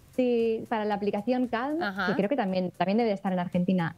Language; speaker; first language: Spanish; native; Spanish